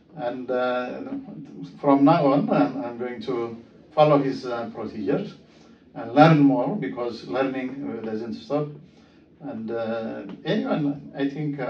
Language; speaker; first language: English; non-native, fluent; Amharic